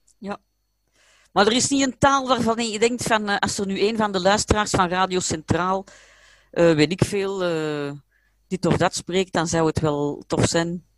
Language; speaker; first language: Dutch; native; Dutch